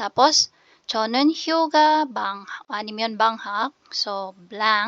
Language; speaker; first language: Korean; non-native, fluent; Filipino